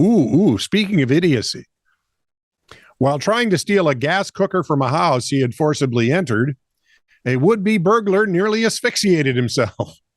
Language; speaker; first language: English; native; English